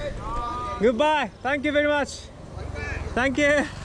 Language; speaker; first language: English; non-native, learner; Japanese